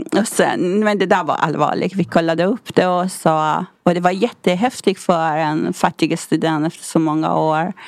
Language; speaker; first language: Swedish; non-native, fluent; Persian